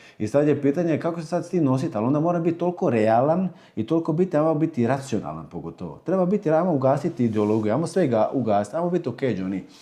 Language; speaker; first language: Croatian; early bilingual, heritage; Croatian